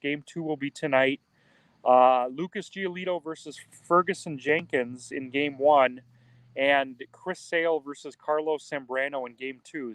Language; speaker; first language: English; native; English